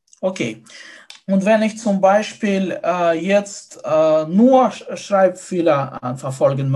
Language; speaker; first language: German; non-native, fluent; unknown